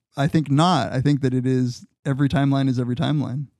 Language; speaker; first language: English; native; English